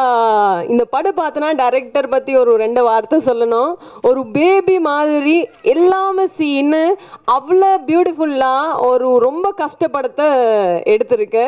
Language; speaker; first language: Tamil; non-native, local second language; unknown